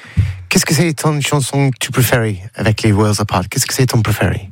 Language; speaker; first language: French; non-native, learner; English